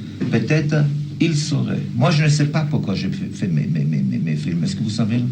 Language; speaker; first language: French; non-native, fluent; German